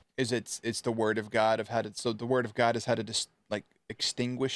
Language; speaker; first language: English; native; English